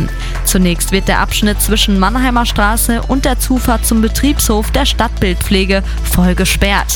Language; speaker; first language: German; native; German